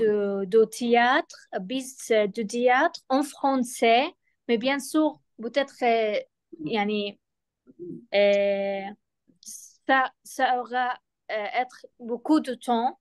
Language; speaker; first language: French; non-native, learner; Arabic